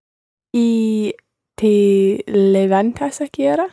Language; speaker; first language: Spanish; non-native, learner; English